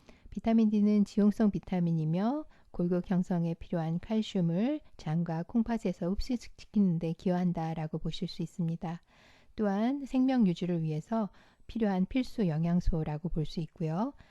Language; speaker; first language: Korean; native; Korean